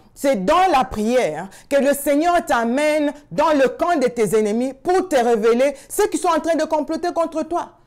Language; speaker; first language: French; non-native, local second language; Swahili